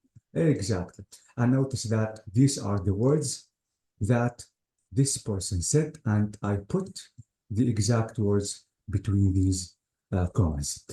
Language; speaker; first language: English; non-native, fluent; Arabic